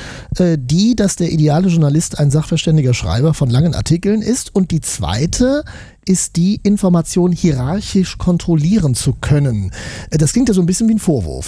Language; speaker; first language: German; native; German